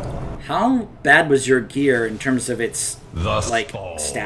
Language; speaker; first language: English; native; English